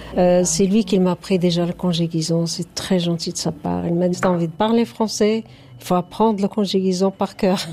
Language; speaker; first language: French; non-native, fluent; Arabic